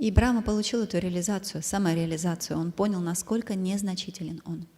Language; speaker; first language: Russian; native; Russian